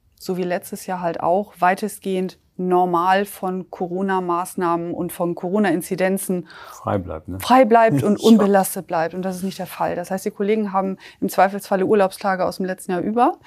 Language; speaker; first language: German; native; German